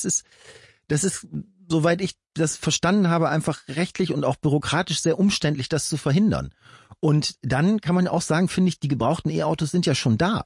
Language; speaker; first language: German; native; German